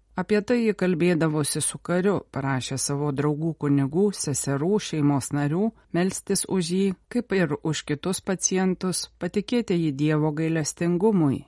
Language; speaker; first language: Lithuanian; native; Lithuanian